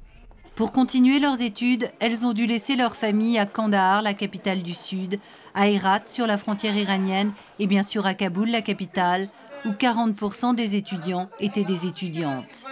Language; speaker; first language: French; native; French